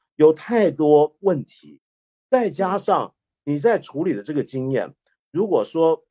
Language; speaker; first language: Chinese; non-native, local second language; Cantonese